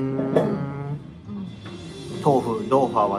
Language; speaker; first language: Japanese; native; Japanese